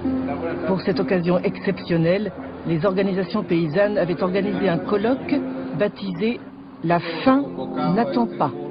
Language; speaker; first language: French; native; French